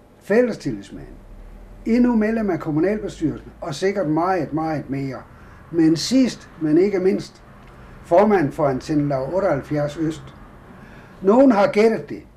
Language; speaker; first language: Danish; native; Danish